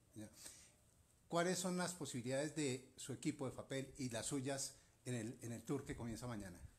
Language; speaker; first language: Spanish; native; Spanish